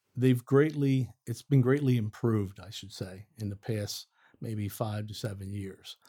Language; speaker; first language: English; native; English